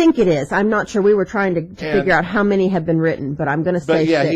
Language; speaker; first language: English; native; English